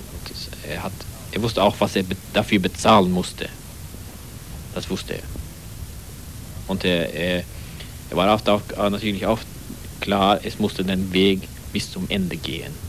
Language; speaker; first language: German; non-native, fluent; Norwegian